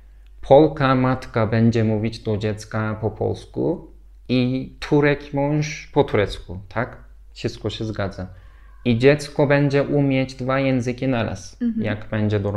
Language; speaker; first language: Polish; non-native, learner; Turkish